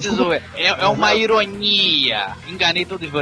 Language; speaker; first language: Portuguese; native; Portuguese